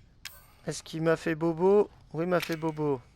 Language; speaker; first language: French; native; French